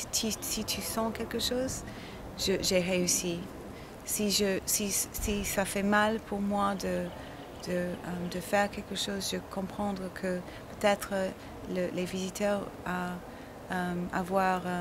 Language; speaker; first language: French; non-native, learner; English